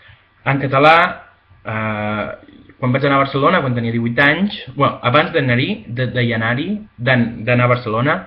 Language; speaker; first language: Catalan; non-native, local second language; Spanish